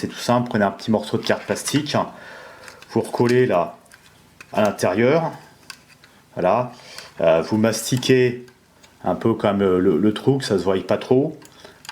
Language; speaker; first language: French; native; French